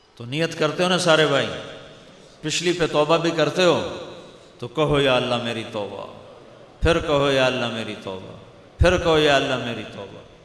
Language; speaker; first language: Urdu; non-native, local second language; Punjabi